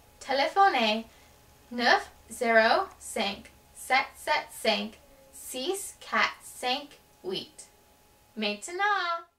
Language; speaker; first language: French; non-native, learner; English